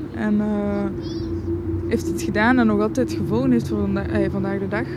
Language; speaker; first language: Dutch; non-native, local second language; French